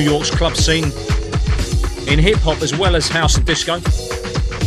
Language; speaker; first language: English; native; English